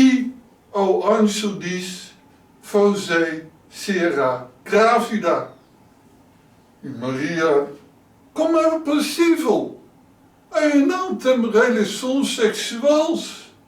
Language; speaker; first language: Portuguese; non-native, learner; Dutch